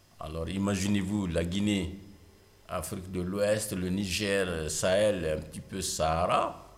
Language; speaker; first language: French; non-native, local second language; Mandingo